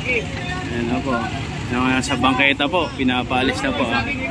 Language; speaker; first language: Filipino; native; Filipino